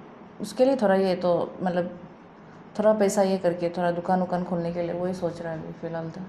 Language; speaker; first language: Hindi; non-native, local second language; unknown